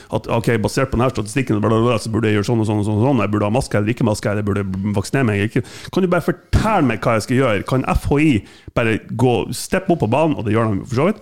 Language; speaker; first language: Norwegian; non-native, fluent; German